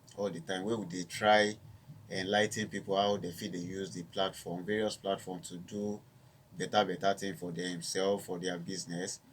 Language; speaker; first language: Nigerian Pidgin; non-native, local second language; Yoruba